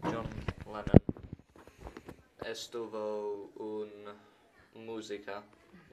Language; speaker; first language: Spanish; non-native, learner; English